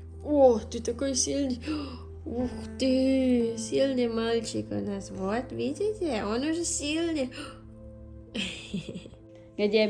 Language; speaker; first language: Russian; non-native, learner; Filipino